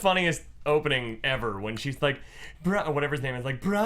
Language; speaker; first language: English; native; English